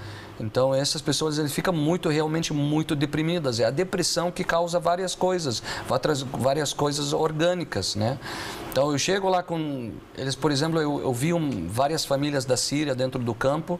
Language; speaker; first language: Portuguese; non-native, fluent; Arabic